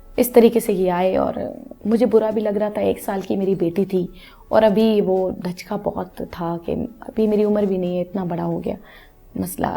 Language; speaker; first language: Urdu; non-native, local second language; Punjabi